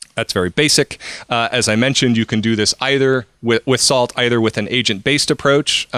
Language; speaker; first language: English; native; English